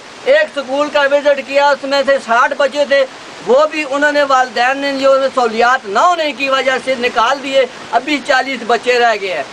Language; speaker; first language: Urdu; non-native, local second language; Northern Hindko